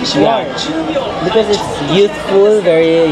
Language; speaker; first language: English; non-native, local second language; Filipino